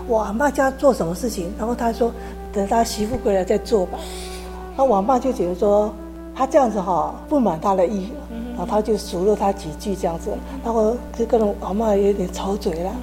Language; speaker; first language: Chinese; native; Chinese